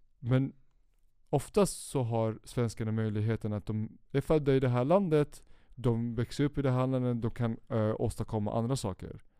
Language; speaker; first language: Swedish; early bilingual, other home language; Kurdish